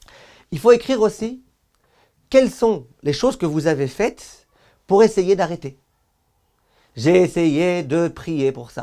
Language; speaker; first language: French; native; French